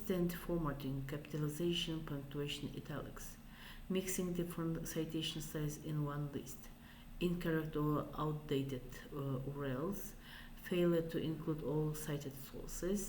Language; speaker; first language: English; non-native, fluent; Kazakh